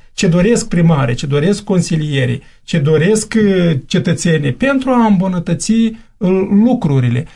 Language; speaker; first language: Romanian; native; Romanian